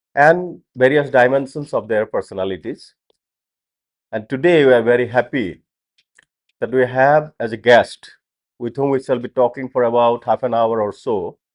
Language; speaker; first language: English; non-native, local second language; Assamese